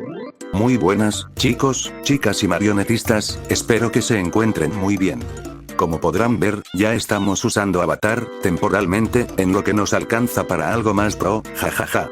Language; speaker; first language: Spanish; native; Spanish